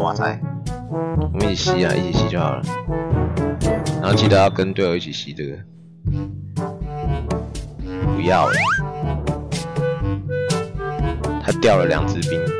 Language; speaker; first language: Chinese; native; Chinese